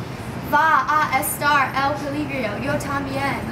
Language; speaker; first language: Spanish; non-native, learner; English